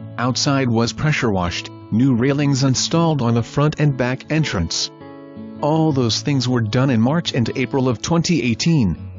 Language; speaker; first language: English; native; English